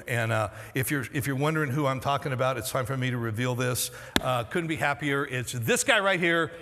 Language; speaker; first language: English; native; English